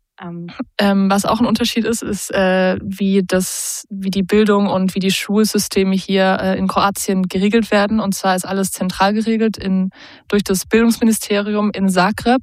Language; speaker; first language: German; native; German